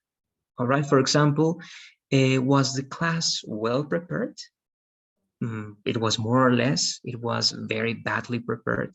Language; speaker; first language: English; non-native, fluent; Spanish